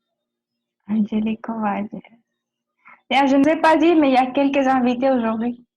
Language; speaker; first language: French; non-native, fluent; Spanish